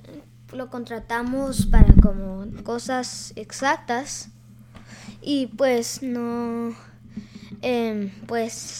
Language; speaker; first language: Spanish; early bilingual, heritage; Spanish